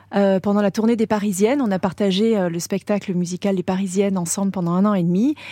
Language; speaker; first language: French; native; French